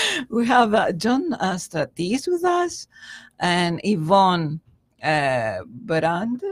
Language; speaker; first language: English; non-native, fluent; Greek